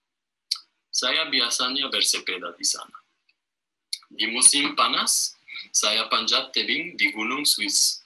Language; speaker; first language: Indonesian; non-native, learner; German